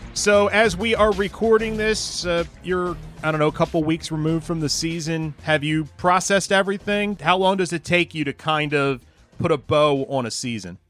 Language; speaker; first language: English; native; English